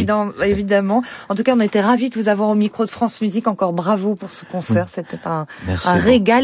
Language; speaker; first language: French; native; French